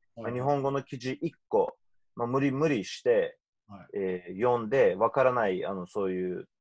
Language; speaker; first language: Japanese; non-native, fluent; Turkish